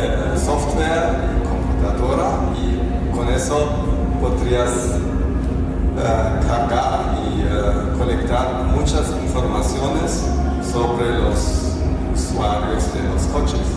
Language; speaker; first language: Spanish; non-native, fluent; German